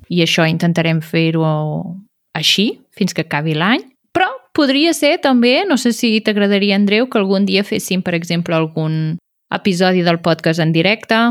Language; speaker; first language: Catalan; native; Catalan